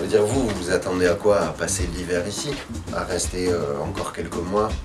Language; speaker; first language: French; native; French